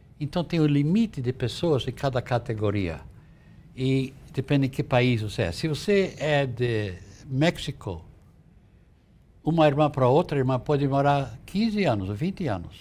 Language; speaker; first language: Portuguese; non-native, fluent; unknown